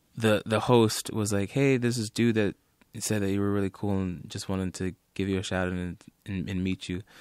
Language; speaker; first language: English; native; English